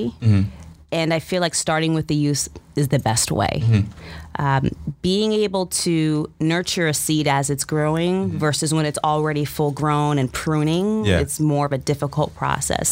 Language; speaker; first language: English; early bilingual, other home language; Russian